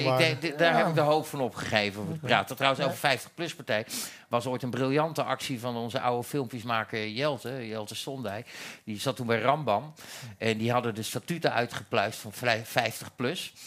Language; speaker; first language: Dutch; native; Dutch